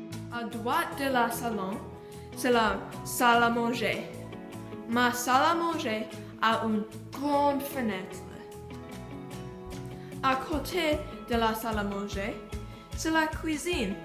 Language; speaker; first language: French; non-native, learner; English